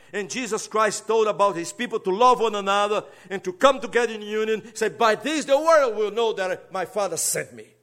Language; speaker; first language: English; non-native, fluent; Portuguese